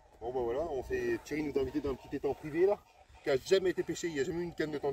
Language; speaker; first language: French; native; French